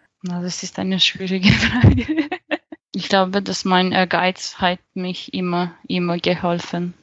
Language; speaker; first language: German; non-native, fluent; Serbian